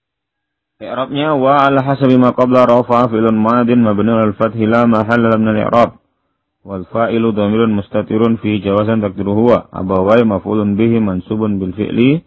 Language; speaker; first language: Arabic; non-native, fluent; Indonesian